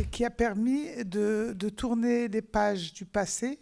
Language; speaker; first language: French; non-native, local second language; Arabic